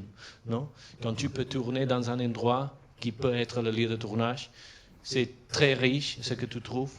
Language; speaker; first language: French; non-native, fluent; Catalan